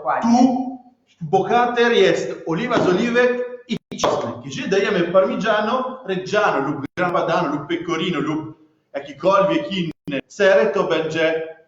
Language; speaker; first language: Polish; non-native, learner; Italian